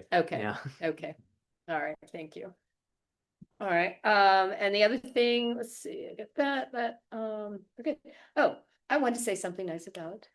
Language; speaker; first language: English; native; English